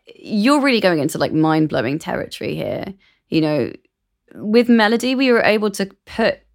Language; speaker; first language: English; native; English